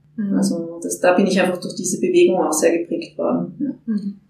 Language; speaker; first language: German; non-native, fluent; Finnish